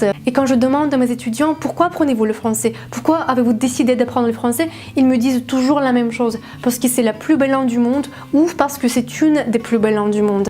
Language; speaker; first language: French; non-native, fluent; Russian